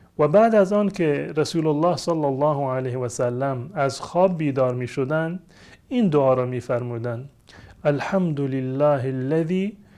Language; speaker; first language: Persian; native; Persian